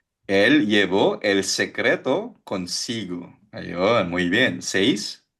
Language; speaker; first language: Spanish; non-native, fluent; Filipino